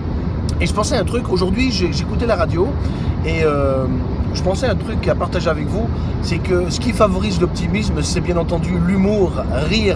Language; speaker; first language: French; native; French